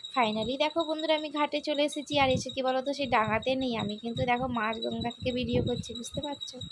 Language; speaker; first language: Bangla; non-native, local second language; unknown